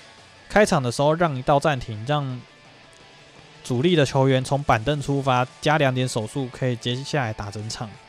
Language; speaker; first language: Chinese; native; Chinese